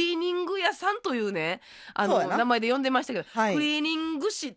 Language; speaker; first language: Japanese; native; Japanese